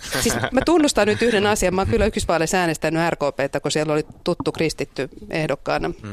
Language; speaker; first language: Finnish; native; Finnish